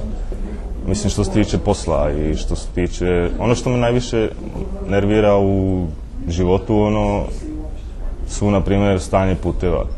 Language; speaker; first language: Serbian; non-native, fluent; Czech